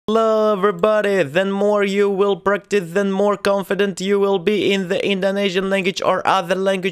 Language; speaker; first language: English; non-native, learner; Russian